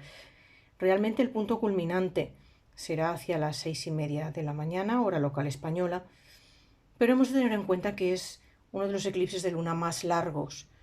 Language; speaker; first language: Spanish; native; Spanish